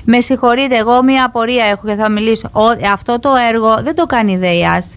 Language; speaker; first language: Greek; native; Greek